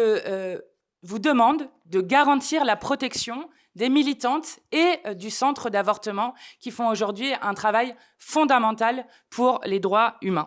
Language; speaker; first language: French; native; French